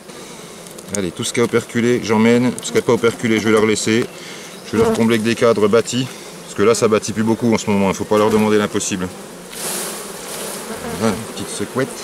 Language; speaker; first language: French; native; French